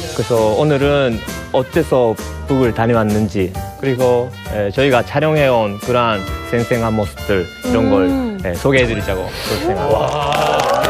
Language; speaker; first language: Korean; early bilingual, heritage; Korean